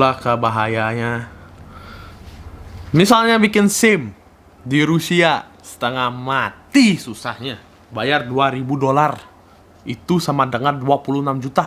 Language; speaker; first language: Indonesian; non-native, fluent; Russian